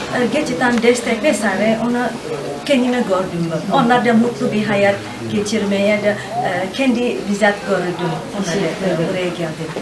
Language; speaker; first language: Turkish; non-native, learner; Indonesian